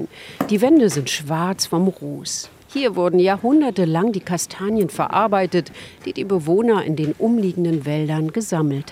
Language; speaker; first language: German; native; German